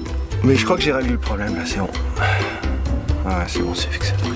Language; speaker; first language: French; native; French